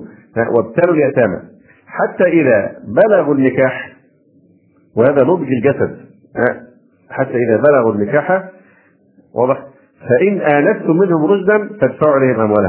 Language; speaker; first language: Arabic; native; Arabic